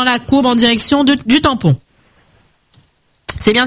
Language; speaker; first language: French; native; French